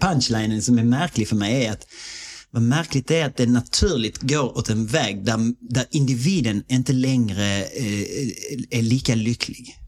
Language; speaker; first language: Swedish; native; Swedish